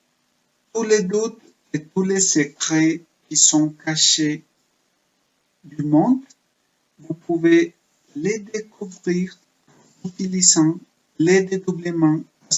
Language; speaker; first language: French; non-native, fluent; Spanish